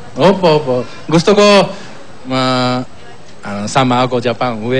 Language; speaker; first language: Filipino; non-native, learner; Korean